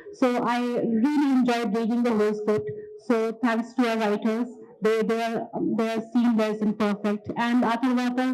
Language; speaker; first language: Telugu; non-native, learner; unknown